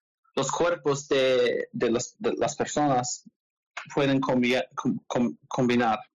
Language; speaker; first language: Spanish; non-native, learner; English